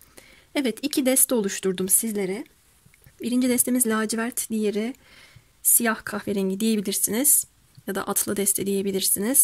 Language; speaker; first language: Turkish; native; Turkish